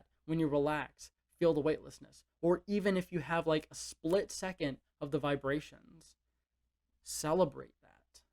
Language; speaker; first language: English; native; English